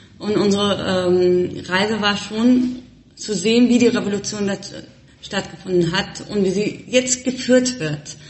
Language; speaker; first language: German; early bilingual, other home language; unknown